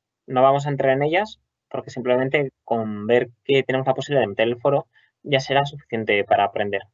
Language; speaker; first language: Spanish; native; Spanish